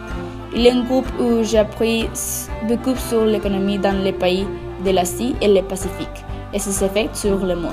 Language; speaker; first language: French; non-native, fluent; Spanish